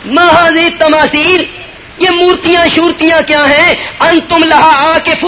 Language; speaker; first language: Urdu; non-native, local second language; Punjabi